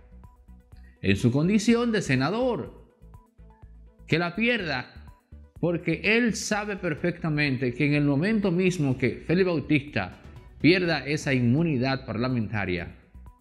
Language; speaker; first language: Spanish; native; Spanish